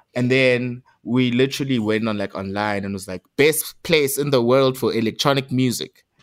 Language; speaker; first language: English; non-native, local second language; Zulu